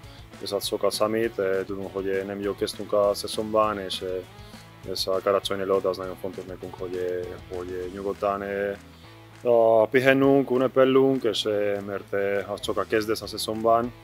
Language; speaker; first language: Hungarian; non-native, learner; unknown